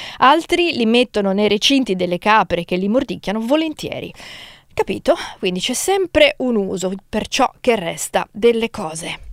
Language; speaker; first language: Italian; native; Italian